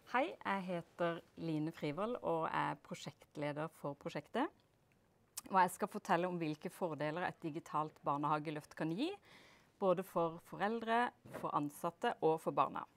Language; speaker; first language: Norwegian; native; Norwegian